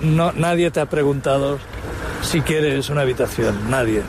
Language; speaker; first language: Spanish; native; Spanish